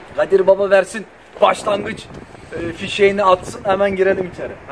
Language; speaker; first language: Turkish; native; Turkish